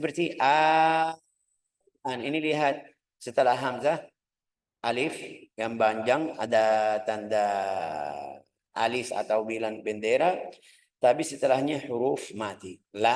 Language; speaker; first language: Indonesian; non-native, fluent; Arabic